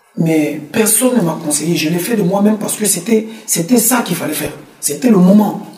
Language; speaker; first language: French; early bilingual, other home language; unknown